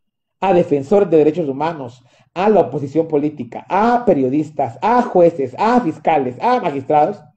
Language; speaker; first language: Spanish; native; Spanish